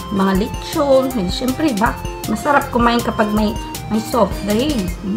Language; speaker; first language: Filipino; non-native, local second language; Cebuano